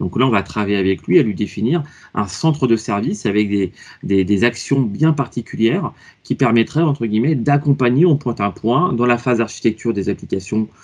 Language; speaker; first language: French; native; French